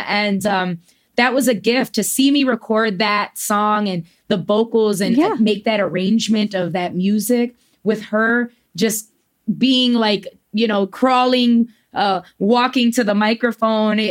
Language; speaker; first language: English; early bilingual, other home language; Spanish